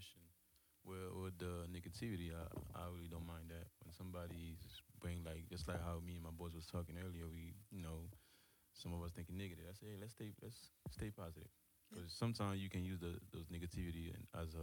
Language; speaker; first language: English; early bilingual, other home language; Haitian Creole